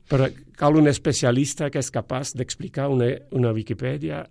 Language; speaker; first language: Catalan; non-native, fluent; Dutch